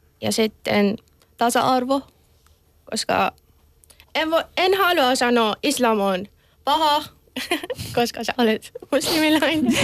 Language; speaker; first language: Finnish; non-native, learner; Persian